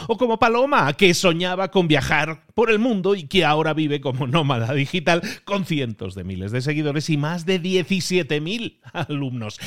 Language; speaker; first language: Spanish; native; Spanish